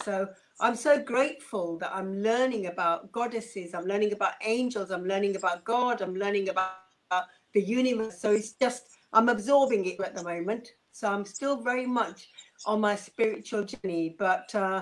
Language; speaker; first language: English; non-native, local second language; Punjabi